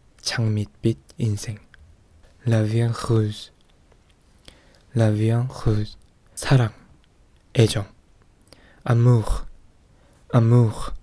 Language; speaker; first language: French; non-native, learner; Korean